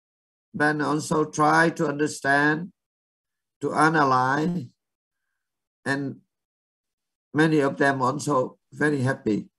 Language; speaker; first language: English; non-native, learner; Vietnamese